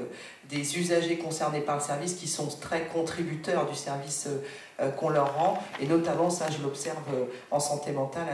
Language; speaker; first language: French; native; French